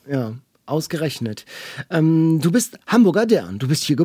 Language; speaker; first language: German; native; German